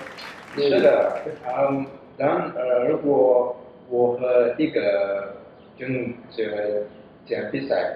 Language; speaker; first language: Chinese; non-native, learner; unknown